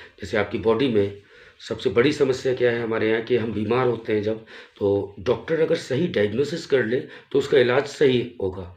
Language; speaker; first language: Hindi; native; Hindi